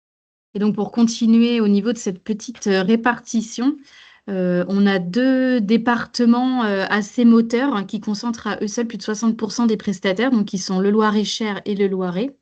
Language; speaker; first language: French; native; French